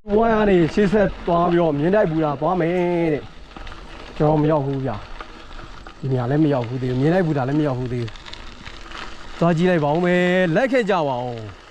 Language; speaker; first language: Burmese; native; Burmese